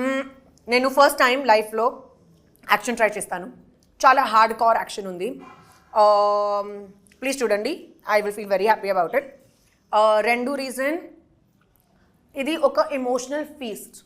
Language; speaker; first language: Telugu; non-native, local second language; Hindi